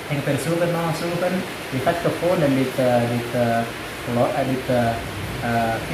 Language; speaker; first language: Dutch; non-native, learner; Indonesian